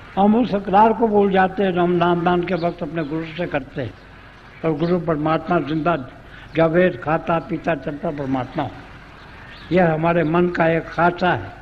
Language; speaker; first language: Urdu; non-native, local second language; Punjabi